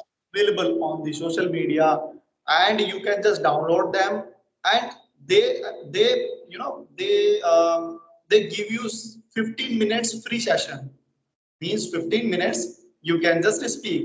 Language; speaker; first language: English; non-native, local second language; Hindi